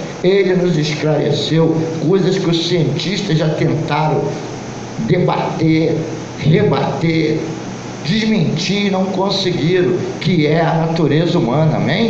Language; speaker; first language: Portuguese; native; Portuguese